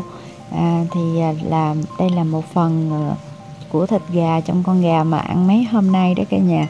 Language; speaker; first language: Vietnamese; native; Vietnamese